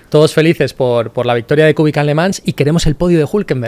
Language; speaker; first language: Spanish; native; Spanish